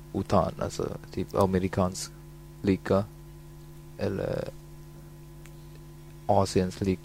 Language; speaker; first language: Swedish; non-native, fluent; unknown